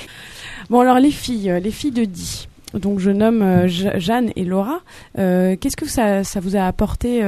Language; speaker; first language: French; native; French